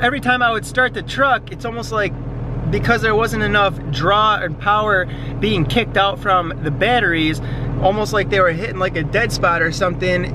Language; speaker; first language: English; native; English